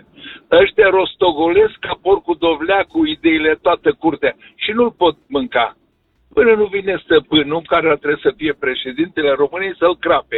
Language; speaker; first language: Romanian; native; Romanian